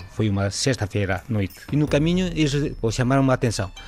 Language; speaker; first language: Portuguese; non-native, fluent; Korean